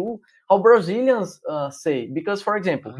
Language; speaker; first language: English; non-native, learner; Portuguese